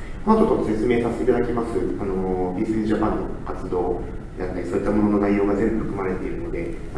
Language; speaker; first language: Japanese; native; Japanese